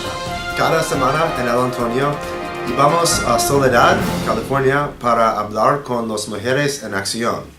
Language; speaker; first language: Spanish; non-native, learner; English